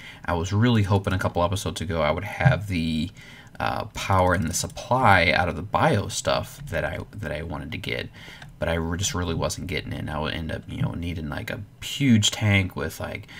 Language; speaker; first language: English; native; English